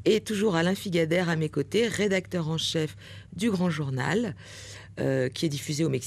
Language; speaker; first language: French; native; French